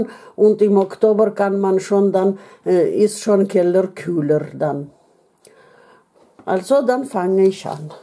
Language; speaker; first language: German; non-native, fluent; Russian